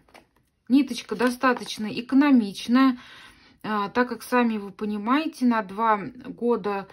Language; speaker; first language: Russian; native; Russian